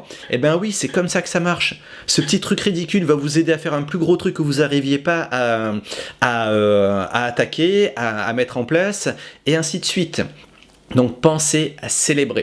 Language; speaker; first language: French; native; French